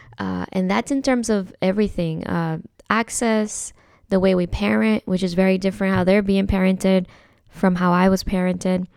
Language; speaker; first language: English; early bilingual, other home language; Spanish